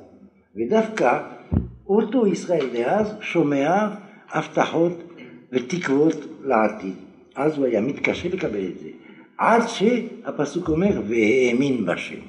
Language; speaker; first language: Hebrew; non-native, fluent; French